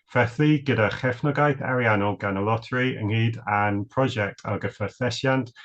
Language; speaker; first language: Welsh; non-native, learner; English